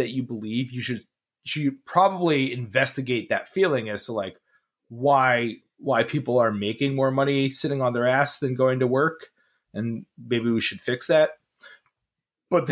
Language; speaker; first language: English; native; English